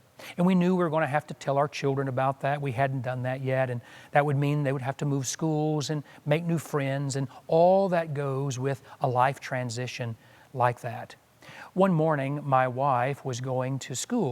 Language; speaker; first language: English; native; English